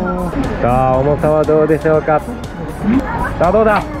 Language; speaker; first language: Japanese; native; Japanese